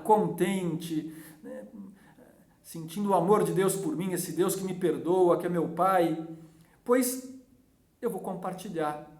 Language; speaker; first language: Portuguese; native; Portuguese